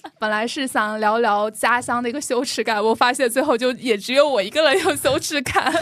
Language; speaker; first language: Chinese; native; Chinese